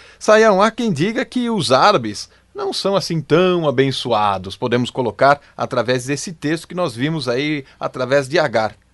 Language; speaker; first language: Portuguese; native; Portuguese